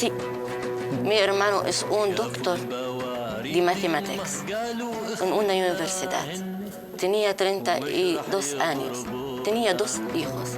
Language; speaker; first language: Spanish; non-native, learner; Arabic